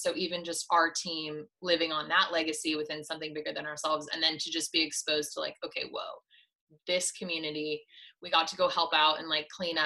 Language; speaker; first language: English; native; English